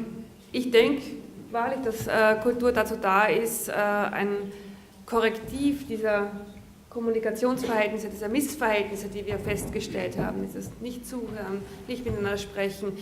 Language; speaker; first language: German; native; German